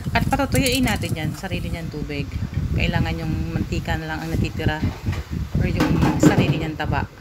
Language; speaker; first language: Filipino; non-native, local second language; Bikol